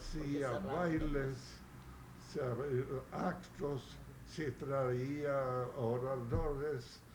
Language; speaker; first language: Spanish; non-native, fluent; Yiddish